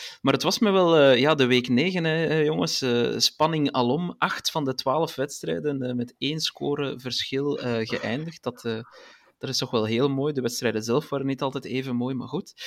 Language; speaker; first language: Dutch; native; Dutch